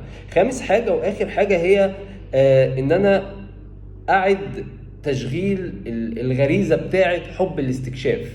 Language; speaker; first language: Arabic; native; Arabic